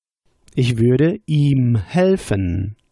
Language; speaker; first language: German; non-native, fluent; English